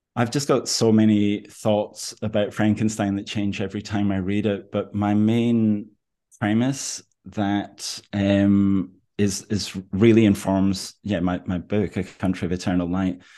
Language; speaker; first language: English; native; English